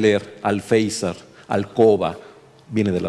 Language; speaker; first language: Spanish; native; Spanish